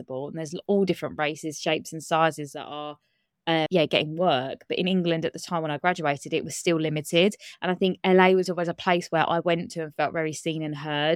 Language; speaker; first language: English; native; English